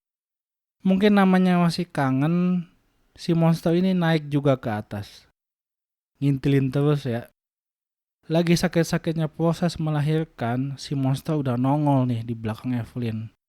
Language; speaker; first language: Indonesian; native; Indonesian